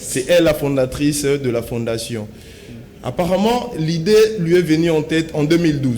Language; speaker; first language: French; non-native, local second language; Lingala